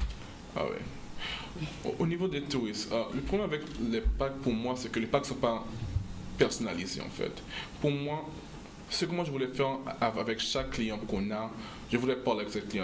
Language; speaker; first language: French; non-native, local second language; English